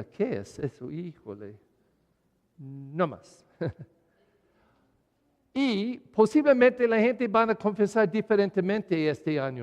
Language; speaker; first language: Spanish; non-native, learner; English